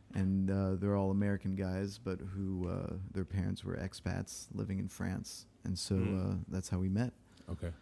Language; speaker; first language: English; early bilingual, other home language; French